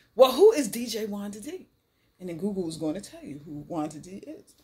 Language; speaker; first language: English; native; English